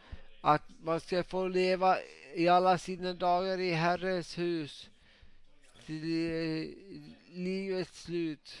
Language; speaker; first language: Swedish; non-native, local second language; Finnish